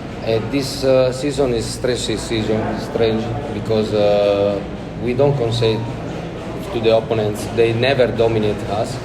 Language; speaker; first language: English; non-native, learner; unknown